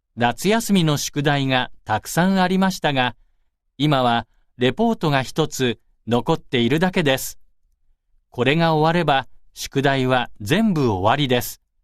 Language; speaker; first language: Japanese; native; Japanese